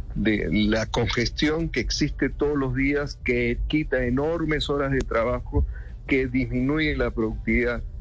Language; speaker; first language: Spanish; native; Spanish